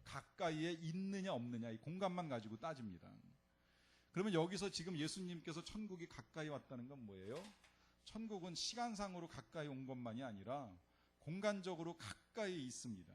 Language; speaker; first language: Korean; native; Korean